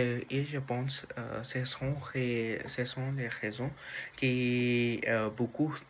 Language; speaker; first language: French; non-native, learner; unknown